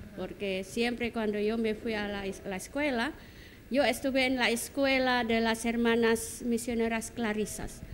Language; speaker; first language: Spanish; non-native, learner; Indonesian